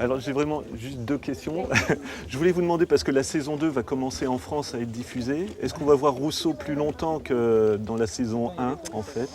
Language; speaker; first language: French; native; French